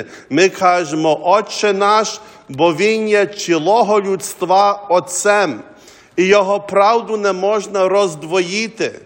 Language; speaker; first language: Ukrainian; early bilingual, heritage; Ukrainian